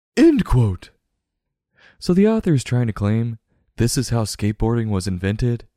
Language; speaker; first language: English; native; English